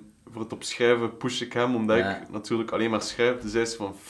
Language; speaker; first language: Dutch; native; Dutch